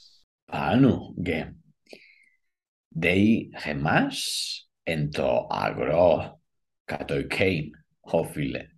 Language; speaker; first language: Greek; non-native, learner; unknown